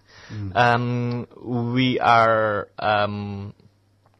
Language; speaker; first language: English; non-native, fluent; Indonesian